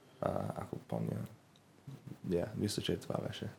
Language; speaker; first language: Bulgarian; non-native, learner; English